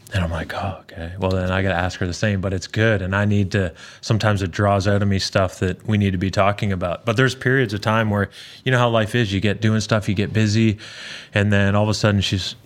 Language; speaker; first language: English; native; English